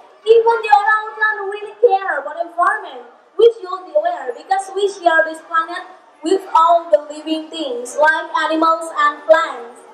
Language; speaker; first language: English; non-native, fluent; Indonesian